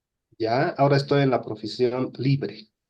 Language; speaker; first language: Spanish; native; Spanish